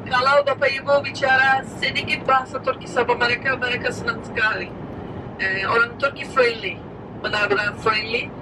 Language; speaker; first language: Indonesian; non-native, fluent; Turkish